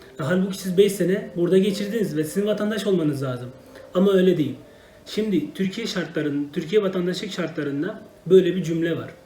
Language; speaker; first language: Turkish; non-native, fluent; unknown